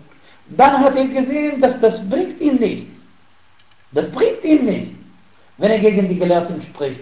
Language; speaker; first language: German; non-native, fluent; Arabic